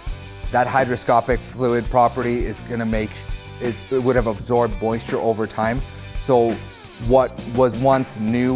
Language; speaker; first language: English; native; English